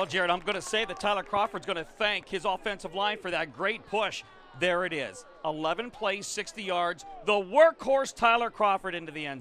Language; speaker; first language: English; native; English